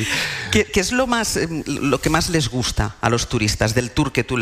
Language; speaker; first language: Spanish; native; Spanish